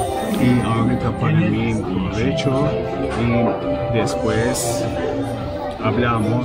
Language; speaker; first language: Spanish; non-native, learner; Turkish